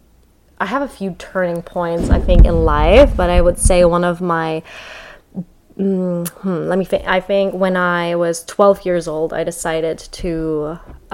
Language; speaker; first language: English; non-native, fluent; German